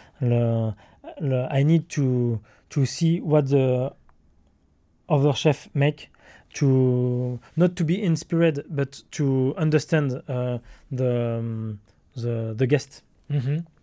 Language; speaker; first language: English; non-native, learner; French